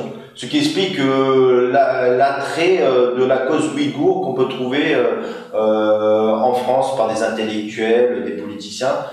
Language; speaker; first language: French; native; French